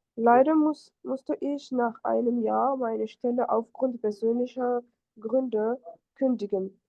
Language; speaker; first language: German; non-native, fluent; French